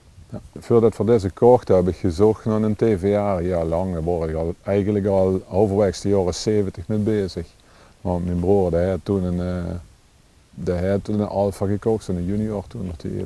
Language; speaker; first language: Dutch; native; Dutch